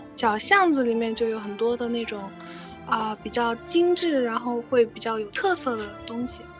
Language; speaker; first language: Chinese; non-native, fluent; Turkish